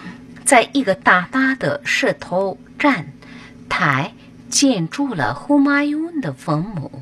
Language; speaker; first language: Chinese; non-native, fluent; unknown